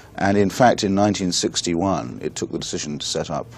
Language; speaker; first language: English; native; English